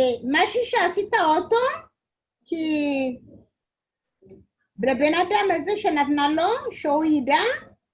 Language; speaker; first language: Hebrew; non-native, learner; Amharic